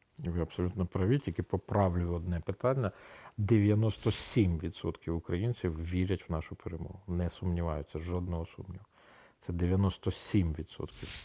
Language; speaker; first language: Ukrainian; native; Ukrainian